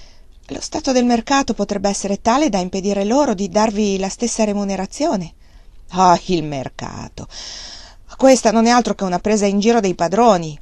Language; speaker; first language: Italian; native; Italian